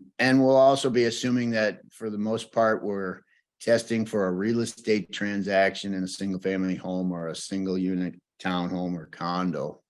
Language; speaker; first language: English; native; English